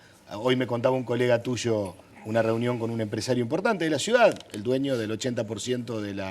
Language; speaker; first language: Spanish; native; Spanish